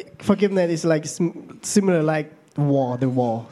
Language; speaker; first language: English; non-native, learner; Thai